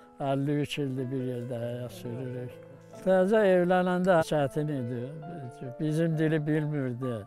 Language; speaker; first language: Azerbaijani; non-native, local second language; Avaric